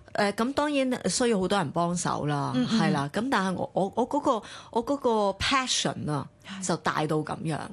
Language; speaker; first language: Cantonese; early bilingual, other home language; Chinese